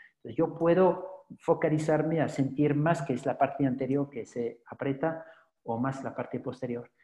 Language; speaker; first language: Spanish; non-native, fluent; French